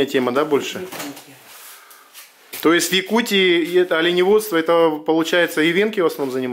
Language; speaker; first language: Russian; native; Russian